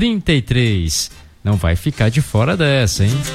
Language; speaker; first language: Portuguese; native; Portuguese